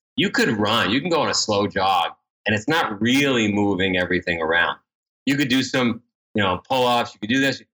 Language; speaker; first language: English; native; English